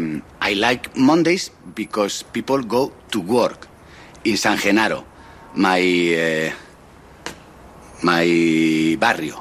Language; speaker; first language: English; non-native, learner; Spanish